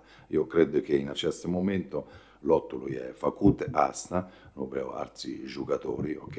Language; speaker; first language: Romanian; non-native, fluent; Italian